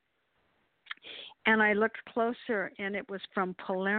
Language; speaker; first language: English; native; English